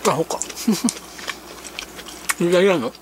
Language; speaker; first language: Japanese; native; Japanese